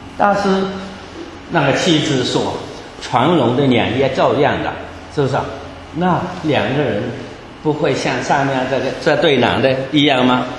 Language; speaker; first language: Chinese; native; Chinese